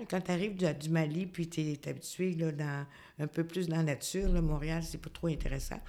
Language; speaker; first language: French; native; French